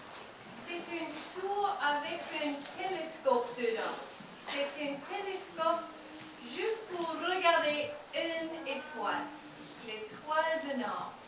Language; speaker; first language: French; non-native, learner; English